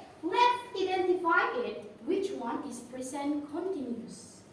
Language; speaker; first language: English; non-native, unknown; Indonesian